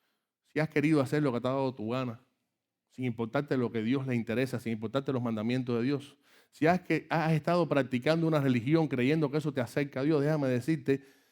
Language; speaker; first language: Spanish; native; Spanish